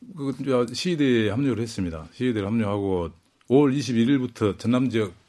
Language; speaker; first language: Korean; native; Korean